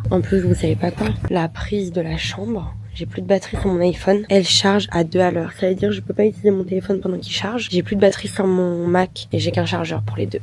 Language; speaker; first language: French; native; French